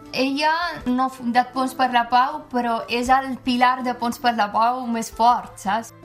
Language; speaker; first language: Catalan; non-native, fluent; Persian